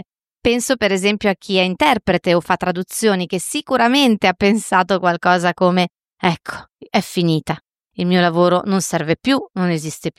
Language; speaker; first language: Italian; native; Italian